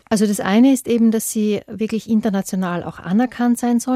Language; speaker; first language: German; native; German